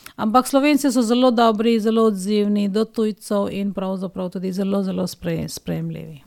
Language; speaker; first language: Slovenian; non-native, fluent; Hindi